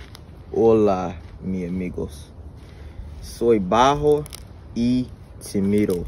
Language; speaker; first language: Spanish; non-native, learner; English